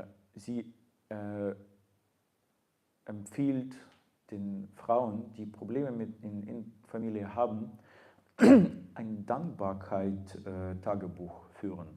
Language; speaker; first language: German; non-native, fluent; Russian